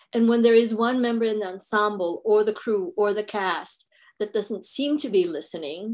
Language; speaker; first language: English; non-native, local second language; Filipino